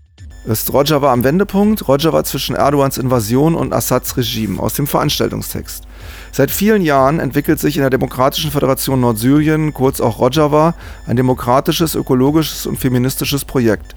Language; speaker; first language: German; native; German